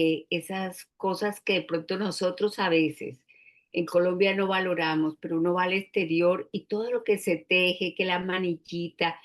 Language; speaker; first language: Spanish; native; Spanish